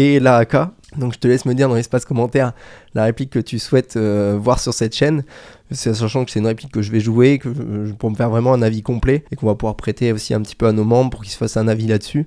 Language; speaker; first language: French; native; French